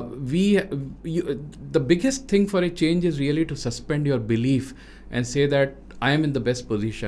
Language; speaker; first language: English; non-native, local second language; Hindi